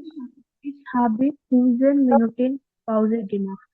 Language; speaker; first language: German; non-native, learner; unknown